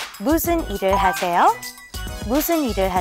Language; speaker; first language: Korean; non-native, learner; English